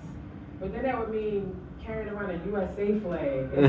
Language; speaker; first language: English; native; English